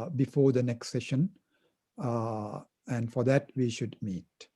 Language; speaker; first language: English; non-native, local second language; Sinhala